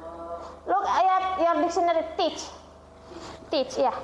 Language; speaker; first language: English; non-native, learner; Indonesian